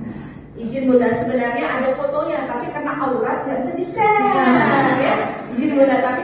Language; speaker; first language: Indonesian; native; Indonesian